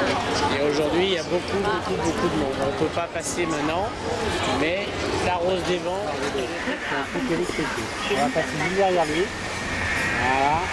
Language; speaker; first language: French; native; French